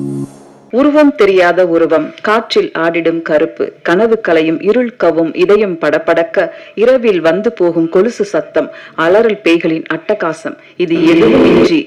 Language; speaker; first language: Tamil; native; Tamil